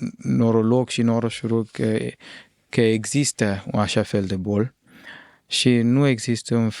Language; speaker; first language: Romanian; non-native, fluent; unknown